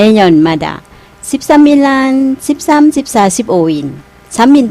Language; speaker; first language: Korean; non-native, learner; Thai